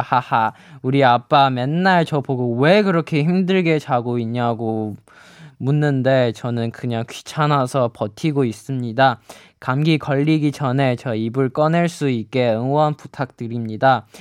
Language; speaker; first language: Korean; non-native, fluent; Chinese